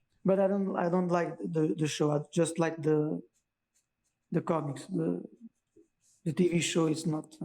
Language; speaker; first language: English; non-native, learner; Portuguese